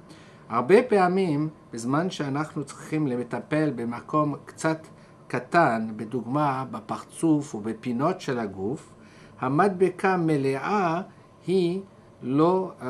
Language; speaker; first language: Hebrew; non-native, fluent; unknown